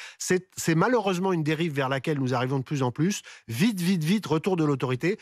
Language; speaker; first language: French; native; French